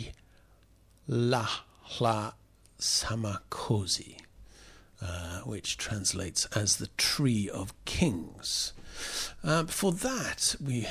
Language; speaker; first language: English; native; English